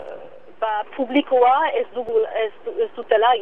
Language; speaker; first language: Basque; non-native, local second language; French